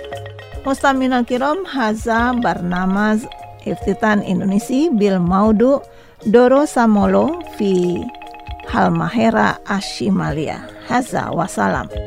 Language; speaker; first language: Arabic; non-native, fluent; Indonesian